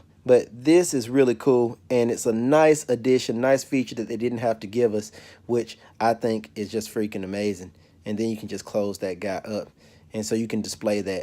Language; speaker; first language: English; native; English